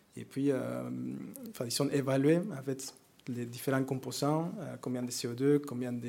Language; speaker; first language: French; non-native, fluent; Spanish